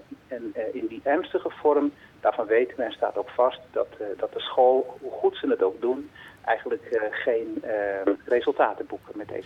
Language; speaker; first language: Dutch; native; Dutch